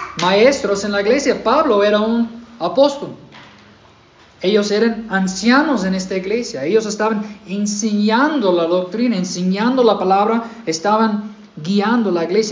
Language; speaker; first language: Spanish; non-native, fluent; English